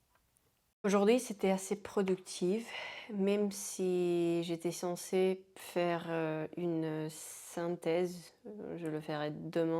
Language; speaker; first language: French; non-native, fluent; Spanish